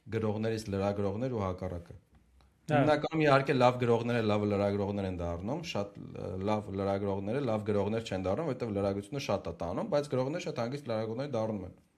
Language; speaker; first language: Armenian; native; Armenian